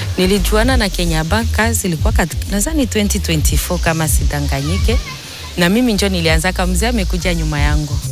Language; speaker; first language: Swahili; native; Swahili